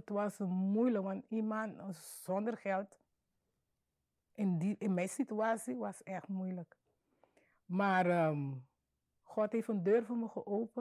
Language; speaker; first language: Dutch; non-native, local second language; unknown